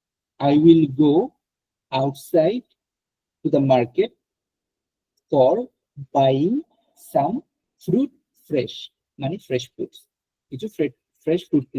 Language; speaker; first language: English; non-native, learner; Bangla